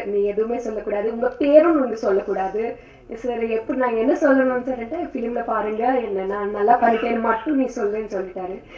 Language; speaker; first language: Tamil; native; Tamil